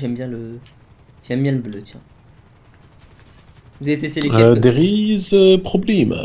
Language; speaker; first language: French; native; French